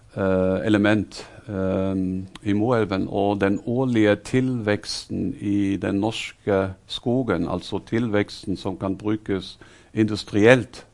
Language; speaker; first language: Norwegian; non-native, fluent; German